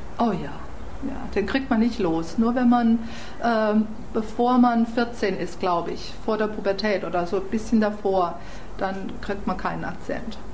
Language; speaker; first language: German; native; German